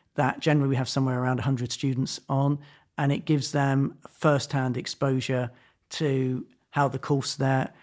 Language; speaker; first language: English; native; English